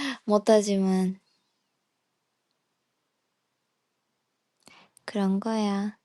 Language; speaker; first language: Korean; non-native, fluent; Japanese